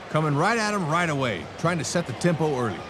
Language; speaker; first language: English; native; English